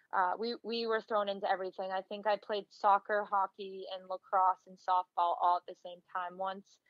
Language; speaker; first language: English; native; English